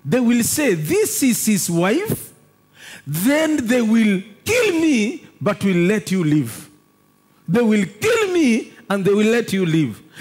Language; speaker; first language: English; non-native, local second language; Swahili